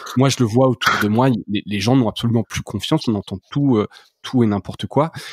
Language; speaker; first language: French; native; French